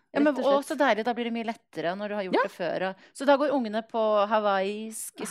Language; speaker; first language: Norwegian; native; Norwegian